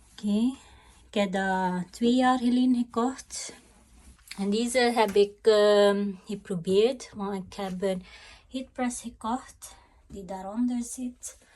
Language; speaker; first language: Dutch; non-native, fluent; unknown